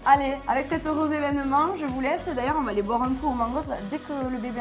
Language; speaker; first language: French; native; French